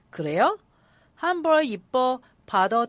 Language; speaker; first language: Korean; non-native, learner; Cantonese